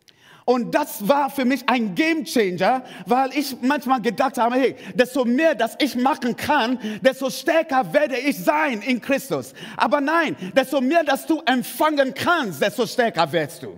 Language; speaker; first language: German; non-native, fluent; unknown